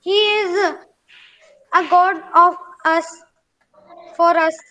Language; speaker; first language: English; non-native, learner; Hindi